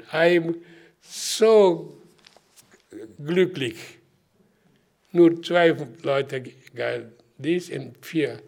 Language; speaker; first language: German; non-native, learner; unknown